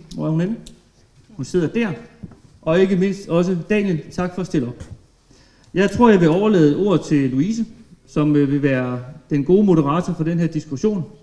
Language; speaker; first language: Danish; native; Danish